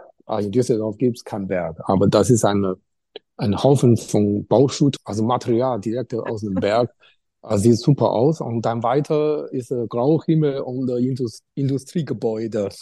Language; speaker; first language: German; non-native, fluent; Chinese